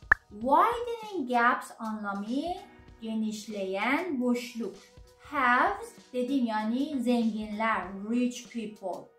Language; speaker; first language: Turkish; non-native, learner; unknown